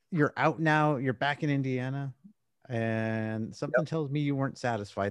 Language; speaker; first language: English; native; English